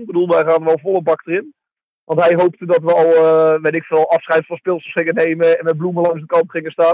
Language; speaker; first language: Dutch; native; Dutch